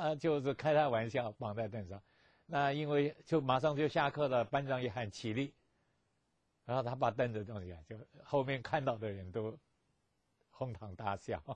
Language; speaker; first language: Chinese; non-native, local second language; Cantonese